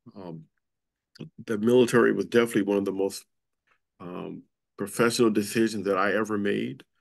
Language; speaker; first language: English; native; English